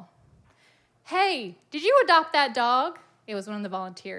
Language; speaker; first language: English; native; English